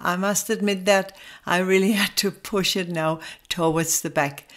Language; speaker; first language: English; non-native, fluent; German